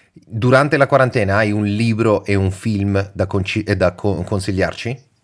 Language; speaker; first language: Italian; native; Italian